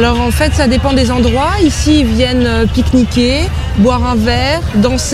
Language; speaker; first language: French; native; French